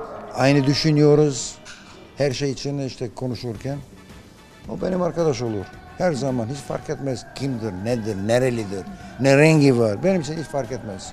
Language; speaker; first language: Turkish; non-native, fluent; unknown